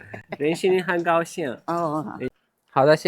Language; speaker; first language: Chinese; non-native, learner; Turkish